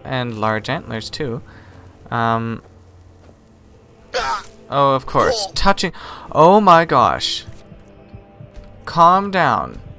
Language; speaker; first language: English; native; English